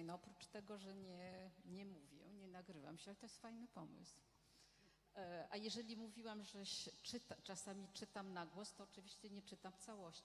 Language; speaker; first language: Polish; non-native, fluent; French